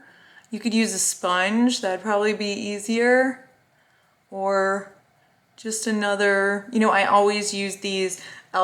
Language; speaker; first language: English; native; English